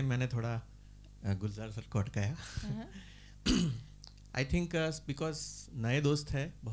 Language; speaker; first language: Hindi; non-native, local second language; Gujarati